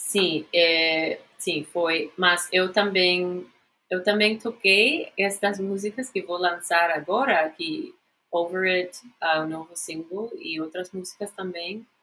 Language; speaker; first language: Portuguese; non-native, fluent; English